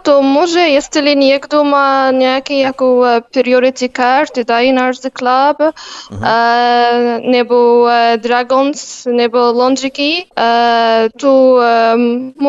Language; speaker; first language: Czech; non-native, learner; Arabic